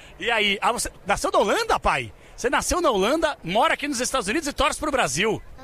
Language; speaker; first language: Portuguese; native; Portuguese